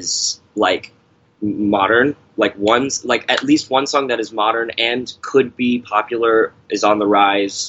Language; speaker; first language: English; native; English